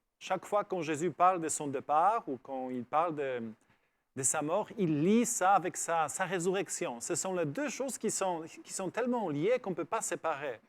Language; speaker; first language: French; non-native, fluent; Polish